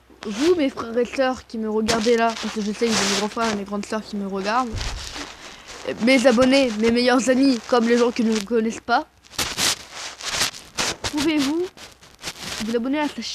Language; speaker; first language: French; native; French